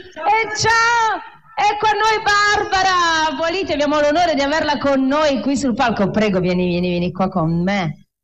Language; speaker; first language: Italian; native; Italian